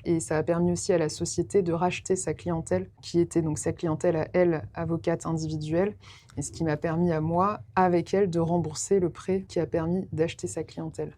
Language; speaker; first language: French; native; French